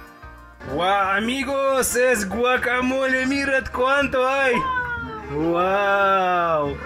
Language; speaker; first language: Spanish; non-native, fluent; Russian